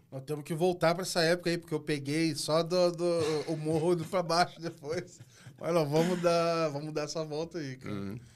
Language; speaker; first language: Portuguese; native; Portuguese